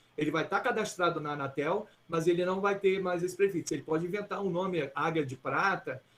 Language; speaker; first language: Portuguese; early bilingual, other home language; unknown